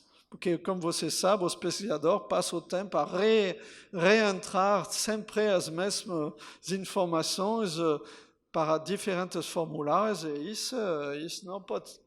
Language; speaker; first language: Portuguese; non-native, fluent; French